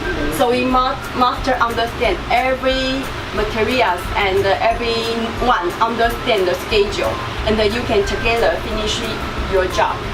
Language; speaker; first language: English; non-native, learner; Chinese